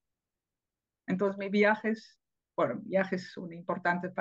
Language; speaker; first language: Spanish; non-native, fluent; Dutch